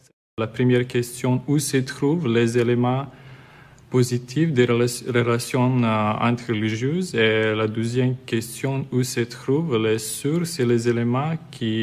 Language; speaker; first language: French; non-native, fluent; Serbian